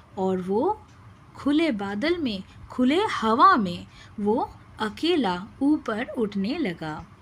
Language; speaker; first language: Hindi; non-native, local second language; Bangla